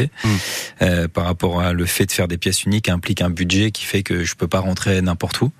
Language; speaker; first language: French; native; French